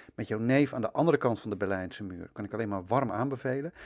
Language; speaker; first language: Dutch; native; Dutch